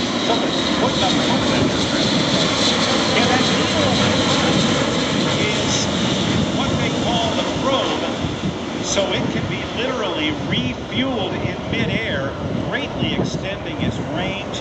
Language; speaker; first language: English; native; English